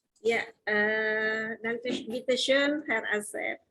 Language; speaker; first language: German; non-native, fluent; Indonesian